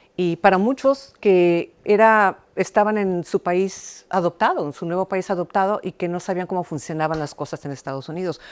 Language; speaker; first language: Spanish; early bilingual, heritage; Spanish